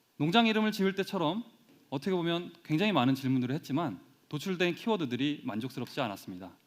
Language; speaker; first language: Korean; native; Korean